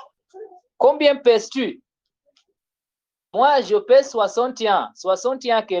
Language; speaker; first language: French; non-native, fluent; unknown